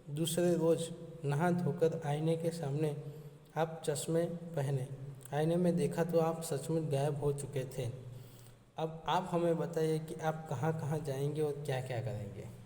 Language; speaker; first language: Hindi; non-native, local second language; Gujarati